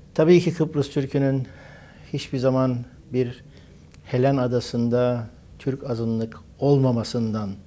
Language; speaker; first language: Turkish; native; Turkish